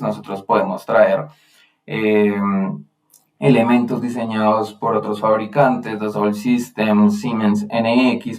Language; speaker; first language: Spanish; native; Spanish